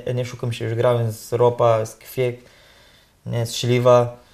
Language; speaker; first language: Polish; non-native, fluent; Portuguese